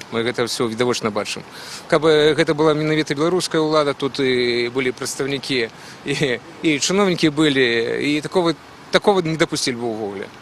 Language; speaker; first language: Belarusian; native; Belarusian